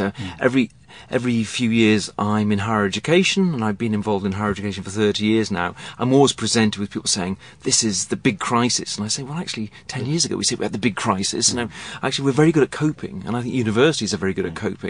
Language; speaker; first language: English; native; English